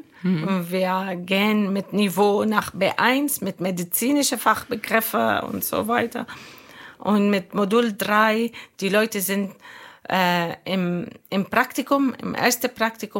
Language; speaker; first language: German; non-native, learner; Arabic